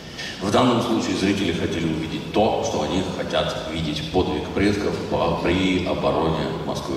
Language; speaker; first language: Russian; native; Russian